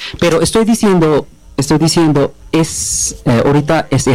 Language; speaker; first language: Spanish; non-native, learner; Bangla